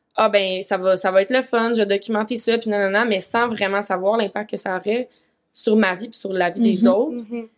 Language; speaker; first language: French; native; French